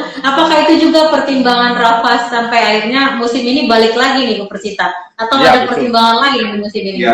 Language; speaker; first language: Indonesian; native; Indonesian